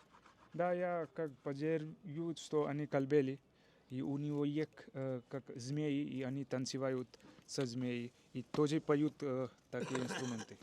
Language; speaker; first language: Russian; non-native, learner; Hindi